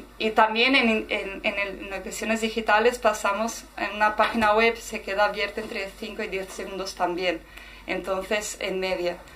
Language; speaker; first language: Spanish; non-native, fluent; Portuguese